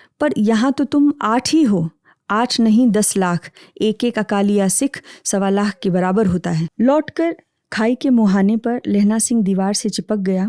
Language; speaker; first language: Hindi; native; Hindi